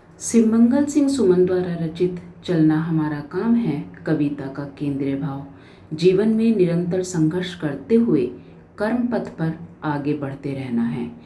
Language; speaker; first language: Hindi; native; Hindi